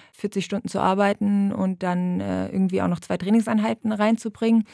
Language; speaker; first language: German; native; German